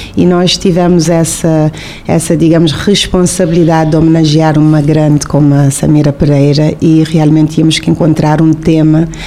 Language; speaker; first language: Portuguese; non-native, local second language; Kabuverdianu